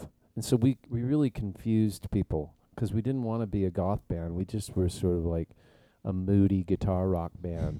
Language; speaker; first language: English; native; English